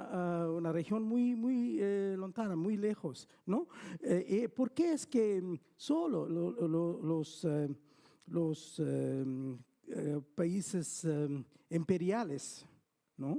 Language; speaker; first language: Spanish; non-native, fluent; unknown